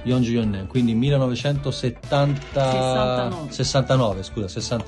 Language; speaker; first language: Italian; native; Italian